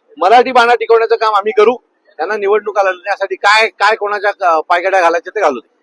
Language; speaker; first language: Marathi; native; Marathi